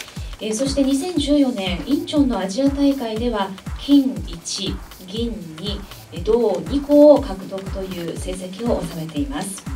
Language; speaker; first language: Japanese; native; Japanese